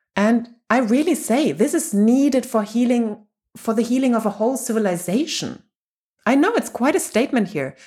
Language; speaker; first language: English; non-native, fluent; German